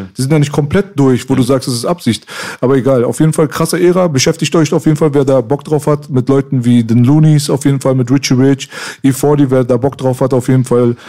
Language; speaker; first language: German; early bilingual, other home language; Persian